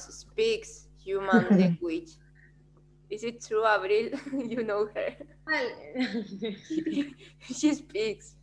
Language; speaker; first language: English; non-native, fluent; Spanish